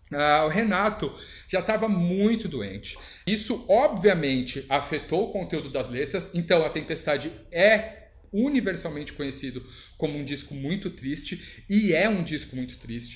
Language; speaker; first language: Portuguese; native; Portuguese